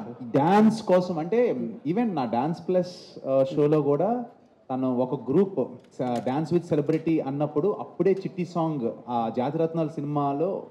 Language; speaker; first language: Telugu; native; Telugu